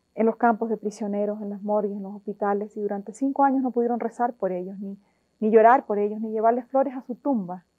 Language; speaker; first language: Spanish; native; Spanish